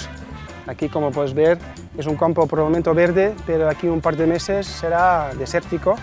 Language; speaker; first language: Spanish; native; Spanish